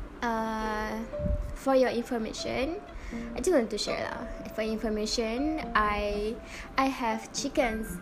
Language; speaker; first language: English; non-native, learner; Malay